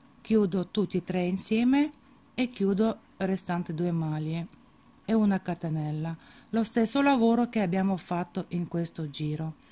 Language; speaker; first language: Italian; non-native, fluent; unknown